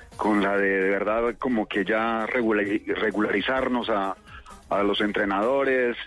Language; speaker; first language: Spanish; native; Spanish